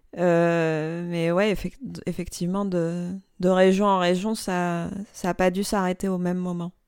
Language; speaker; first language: French; non-native, local second language; Arabic